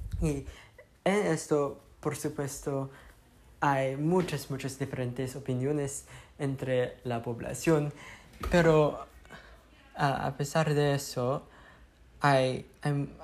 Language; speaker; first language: Spanish; non-native, learner; English